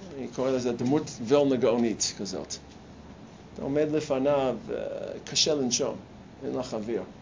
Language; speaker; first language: Hebrew; non-native, fluent; English